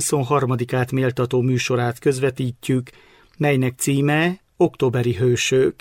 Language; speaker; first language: Hungarian; native; Hungarian